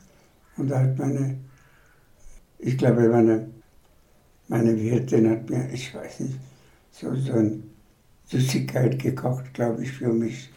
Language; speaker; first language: German; non-native, fluent; Bangla